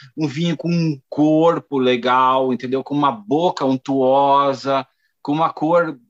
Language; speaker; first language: Portuguese; native; Portuguese